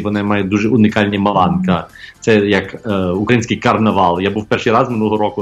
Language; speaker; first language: Ukrainian; early bilingual, heritage; Ukrainian